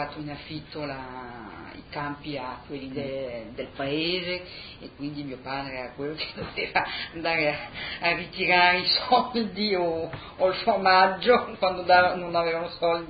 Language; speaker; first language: Italian; early bilingual, heritage; Italian